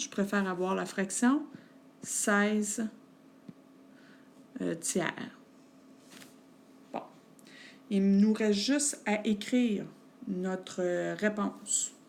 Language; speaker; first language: French; native; French